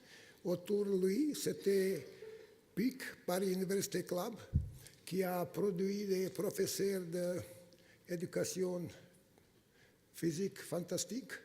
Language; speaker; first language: French; non-native, fluent; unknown